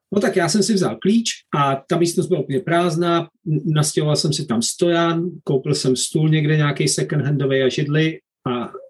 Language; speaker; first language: Czech; native; Czech